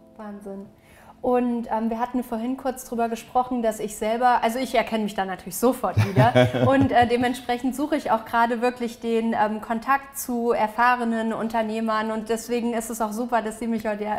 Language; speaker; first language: German; native; German